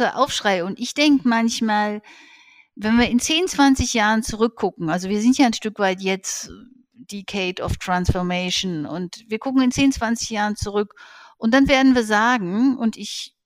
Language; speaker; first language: German; native; German